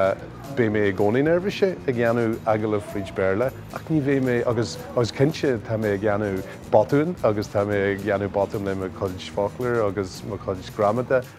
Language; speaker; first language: Irish; non-native, local second language; English